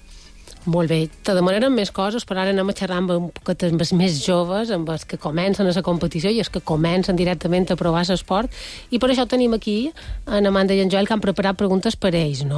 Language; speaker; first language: Catalan; native; Catalan